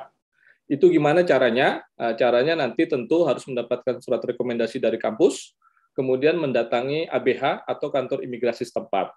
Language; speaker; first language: Indonesian; native; Indonesian